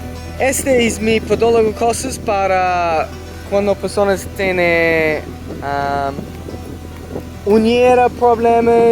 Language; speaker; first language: Spanish; non-native, learner; English